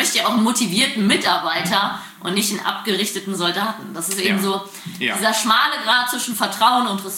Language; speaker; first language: German; native; German